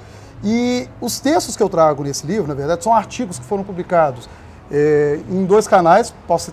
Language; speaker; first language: Portuguese; native; Portuguese